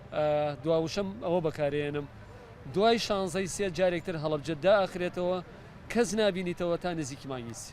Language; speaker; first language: Central Kurdish; native; Central Kurdish